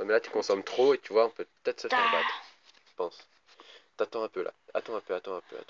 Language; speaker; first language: French; native; French